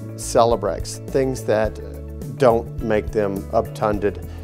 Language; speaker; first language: English; native; English